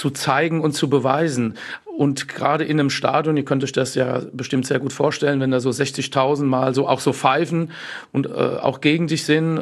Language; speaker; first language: German; native; German